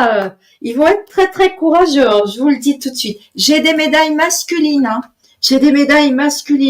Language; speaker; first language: French; native; French